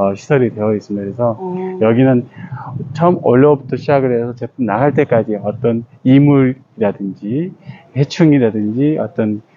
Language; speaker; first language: Korean; native; Korean